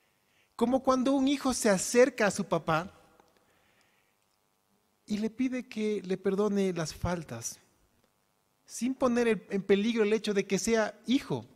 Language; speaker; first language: Spanish; native; Spanish